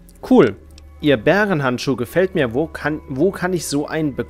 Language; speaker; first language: German; native; German